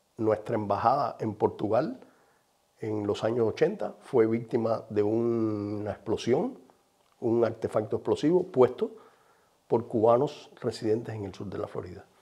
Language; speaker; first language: Spanish; native; Spanish